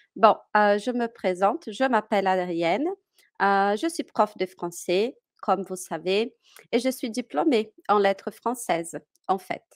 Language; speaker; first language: French; non-native, fluent; Portuguese